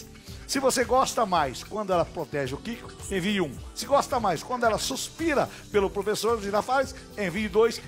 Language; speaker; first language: Portuguese; native; Portuguese